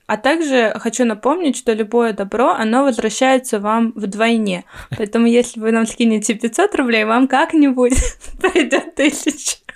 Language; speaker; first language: Russian; native; Russian